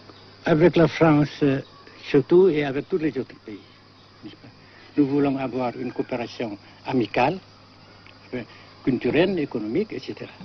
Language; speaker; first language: French; non-native, local second language; Vietnamese